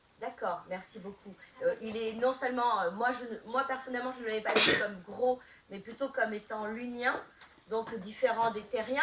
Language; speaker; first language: French; native; French